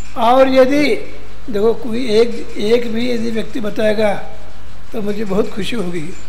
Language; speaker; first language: Hindi; non-native, local second language; Kannada